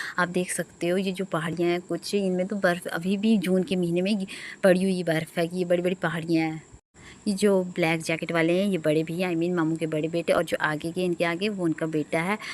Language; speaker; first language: Hindi; non-native, local second language; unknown